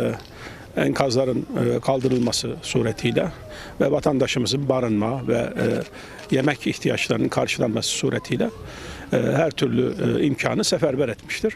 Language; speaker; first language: Turkish; native; Turkish